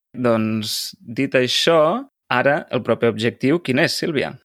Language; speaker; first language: Catalan; native; Catalan